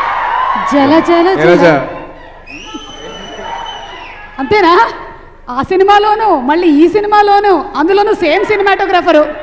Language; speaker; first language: Telugu; native; Telugu